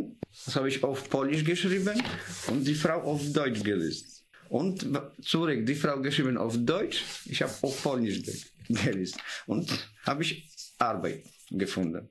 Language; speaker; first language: German; non-native, learner; Polish